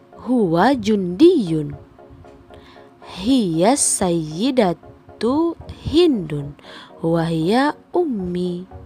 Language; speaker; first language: Arabic; non-native, fluent; Indonesian